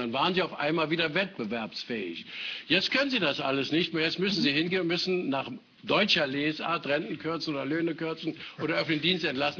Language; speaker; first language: German; native; German